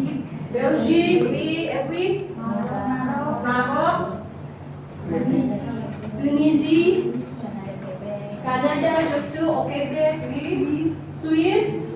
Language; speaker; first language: French; non-native, fluent; Indonesian